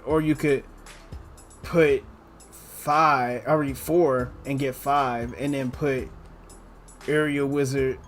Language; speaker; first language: English; native; English